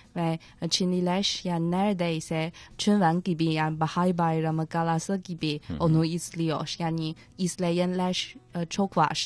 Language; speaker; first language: Turkish; non-native, fluent; Chinese